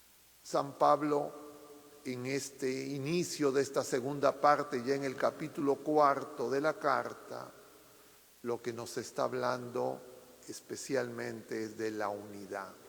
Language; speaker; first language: Spanish; native; Spanish